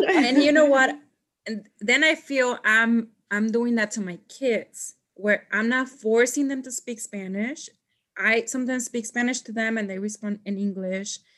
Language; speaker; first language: English; non-native, fluent; Spanish